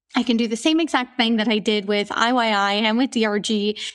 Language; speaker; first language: English; native; English